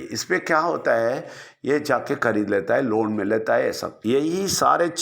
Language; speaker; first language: Hindi; non-native, local second language; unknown